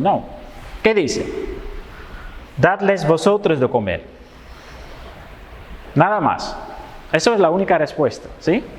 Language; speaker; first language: Spanish; non-native, fluent; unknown